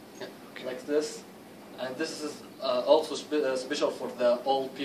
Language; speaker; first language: English; non-native, learner; Arabic